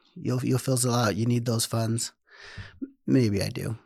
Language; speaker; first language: English; native; English